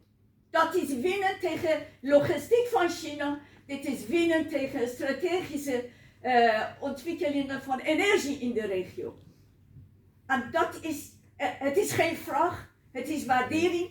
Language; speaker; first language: Dutch; non-native, learner; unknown